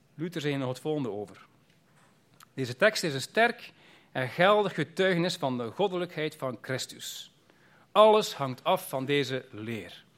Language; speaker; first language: Dutch; native; Dutch